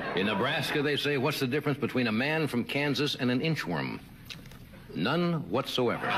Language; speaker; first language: English; native; English